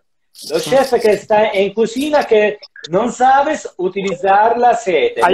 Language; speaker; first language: Spanish; non-native, learner; Italian